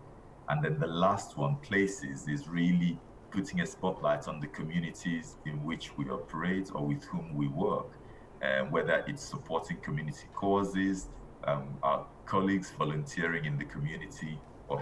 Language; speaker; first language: English; non-native, local second language; Igbo